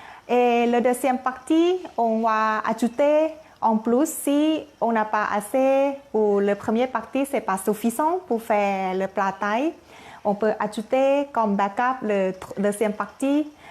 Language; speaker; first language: French; non-native, learner; Thai